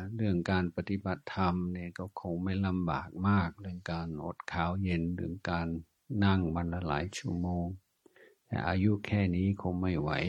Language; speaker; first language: Thai; non-native, fluent; English